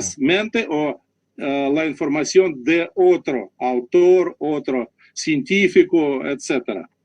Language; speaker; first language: Spanish; non-native, learner; Russian